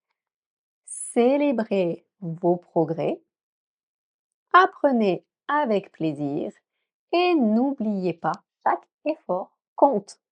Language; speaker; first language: French; native; French